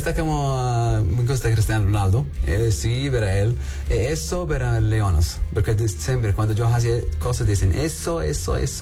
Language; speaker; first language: Spanish; non-native, learner; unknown